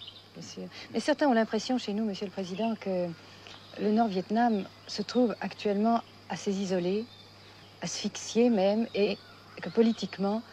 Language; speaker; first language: French; native; French